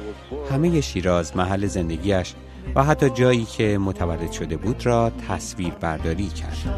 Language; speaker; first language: Persian; early bilingual, heritage; Persian